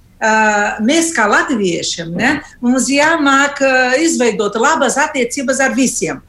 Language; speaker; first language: Latvian; non-native, learner; Portuguese